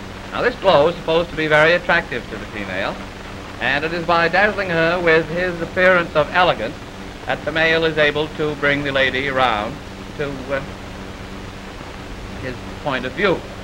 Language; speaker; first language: English; native; English